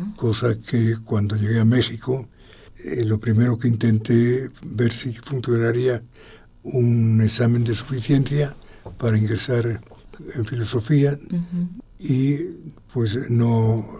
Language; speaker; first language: Spanish; native; Spanish